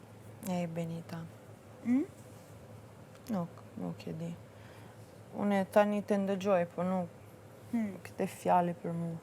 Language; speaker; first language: Albanian; early bilingual, heritage; Albanian